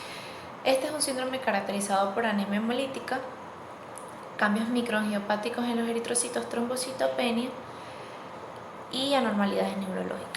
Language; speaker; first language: Spanish; native; Spanish